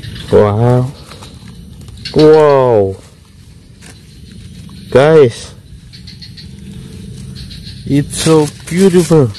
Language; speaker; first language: English; non-native, learner; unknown